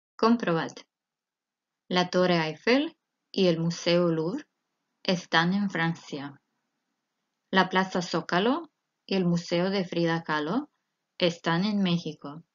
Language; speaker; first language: Spanish; non-native, fluent; Croatian